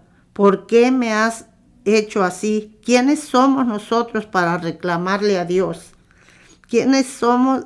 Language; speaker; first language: Spanish; native; Spanish